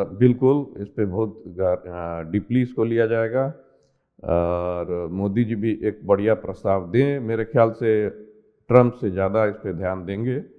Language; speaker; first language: Hindi; native; Hindi